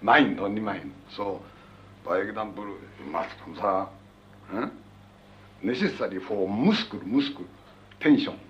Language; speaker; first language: English; non-native, learner; Japanese